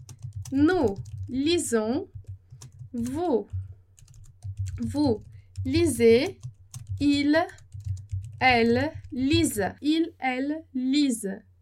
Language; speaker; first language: French; non-native, fluent; Portuguese